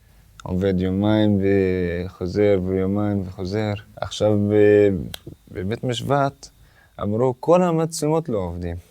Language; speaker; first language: Hebrew; non-native, local second language; Arabic